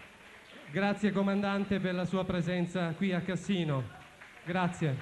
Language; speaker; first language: Italian; native; Italian